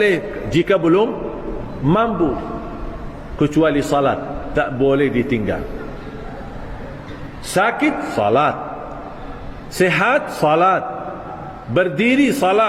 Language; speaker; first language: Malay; non-native, fluent; Arabic